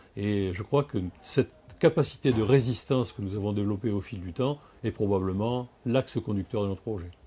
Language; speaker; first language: French; native; French